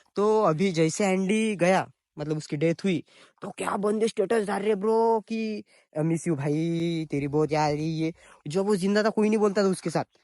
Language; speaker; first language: Hindi; non-native, local second language; Marathi